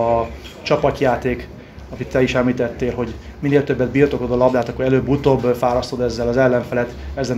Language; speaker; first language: Hungarian; native; Hungarian